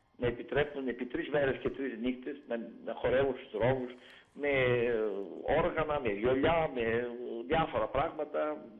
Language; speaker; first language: Greek; native; Greek